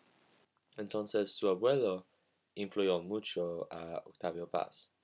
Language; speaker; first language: Spanish; non-native, learner; English